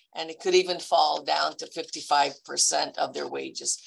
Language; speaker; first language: English; early bilingual, other home language; Spanish